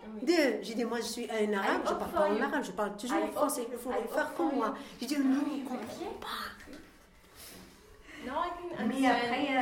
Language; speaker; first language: French; non-native, learner; Arabic